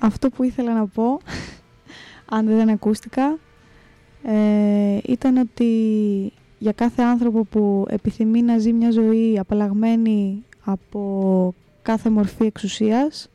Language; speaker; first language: Greek; native; Greek